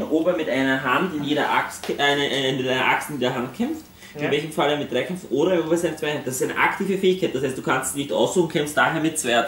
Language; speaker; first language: German; native; German